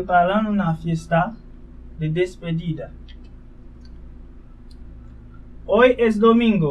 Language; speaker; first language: Spanish; non-native, fluent; Haitian Creole